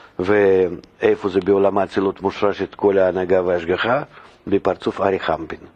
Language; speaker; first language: Hebrew; non-native, fluent; Russian